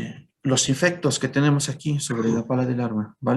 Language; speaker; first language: Spanish; native; Spanish